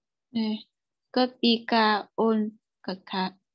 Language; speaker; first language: Korean; non-native, learner; Vietnamese